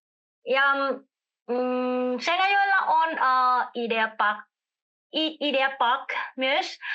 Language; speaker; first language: Finnish; non-native, learner; Vietnamese